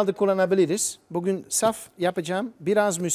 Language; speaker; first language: Turkish; non-native, fluent; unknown